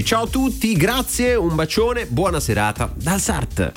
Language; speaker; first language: Italian; native; Italian